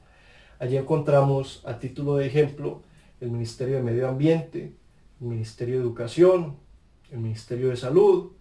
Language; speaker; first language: Spanish; native; Spanish